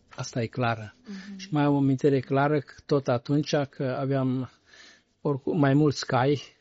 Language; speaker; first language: Romanian; non-native, local second language; Bulgarian